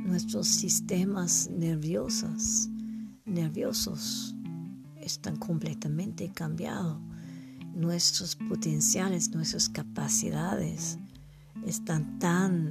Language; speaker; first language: Spanish; non-native, learner; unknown